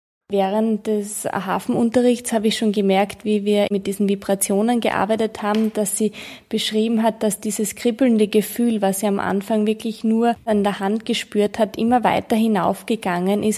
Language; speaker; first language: German; native; German